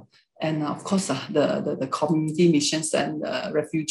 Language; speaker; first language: English; non-native, local second language; Hakka Chinese